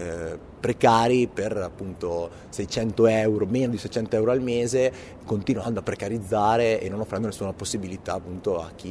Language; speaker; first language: Italian; native; Italian